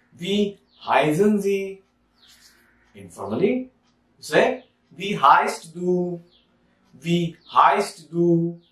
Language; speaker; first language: German; non-native, fluent; Marathi